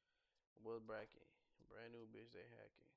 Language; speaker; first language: English; native; English